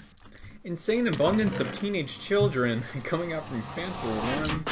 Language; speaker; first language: English; native; English